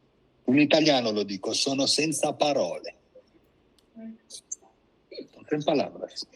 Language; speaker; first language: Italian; non-native, fluent; Portuguese